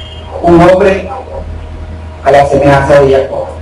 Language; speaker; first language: Spanish; native; Spanish